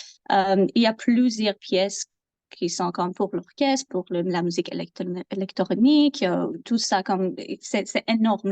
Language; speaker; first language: French; non-native, learner; Persian